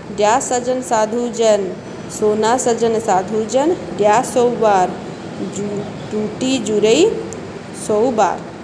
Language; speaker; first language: Hindi; non-native, local second language; Odia